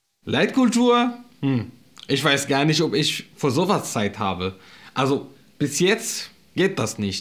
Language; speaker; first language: German; non-native, fluent; Arabic